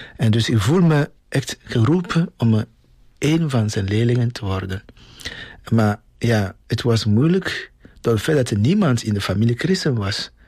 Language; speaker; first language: Dutch; non-native, fluent; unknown